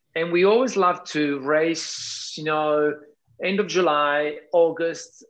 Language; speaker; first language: English; non-native, fluent; Italian